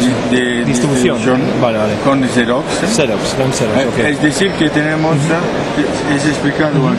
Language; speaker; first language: Spanish; non-native, learner; French